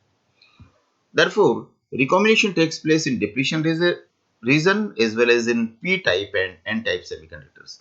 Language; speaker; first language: English; non-native, local second language; Hindi